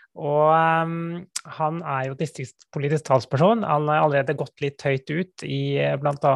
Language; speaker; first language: Norwegian; native; Norwegian